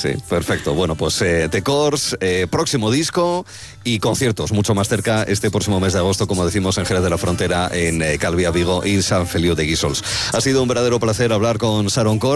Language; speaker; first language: Spanish; native; Spanish